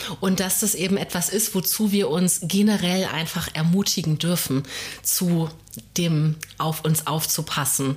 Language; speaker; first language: German; native; German